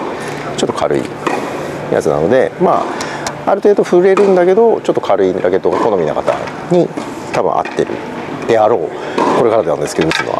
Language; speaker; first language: Japanese; native; Japanese